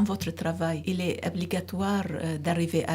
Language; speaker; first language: French; non-native, learner; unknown